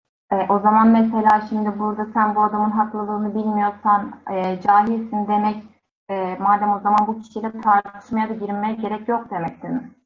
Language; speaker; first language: Turkish; non-native, fluent; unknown